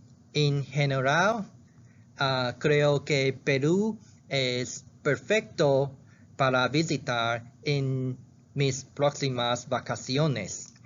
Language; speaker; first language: Spanish; non-native, learner; Chinese